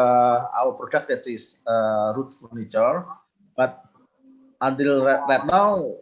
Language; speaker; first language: English; non-native, learner; Indonesian